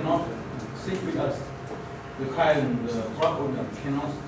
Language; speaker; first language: English; non-native, learner; Vietnamese